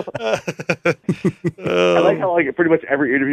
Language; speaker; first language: English; native; English